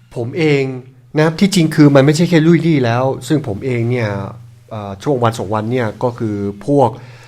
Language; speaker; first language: Thai; native; Thai